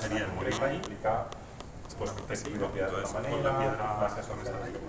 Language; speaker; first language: Spanish; native; Spanish